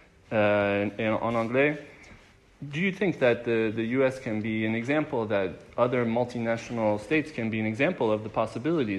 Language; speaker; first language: English; native; English